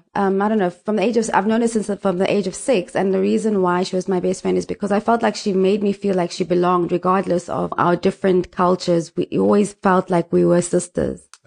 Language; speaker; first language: English; non-native, local second language; Northern Sotho